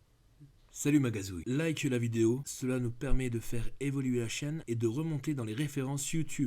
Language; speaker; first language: French; native; French